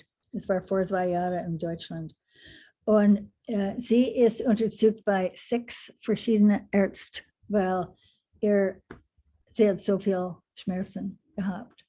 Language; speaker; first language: German; non-native, learner; English